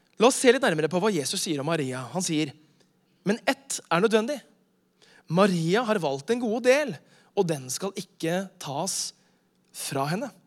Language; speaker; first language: Norwegian; native; Norwegian